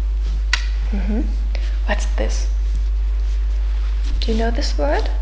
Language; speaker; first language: English; non-native, fluent; German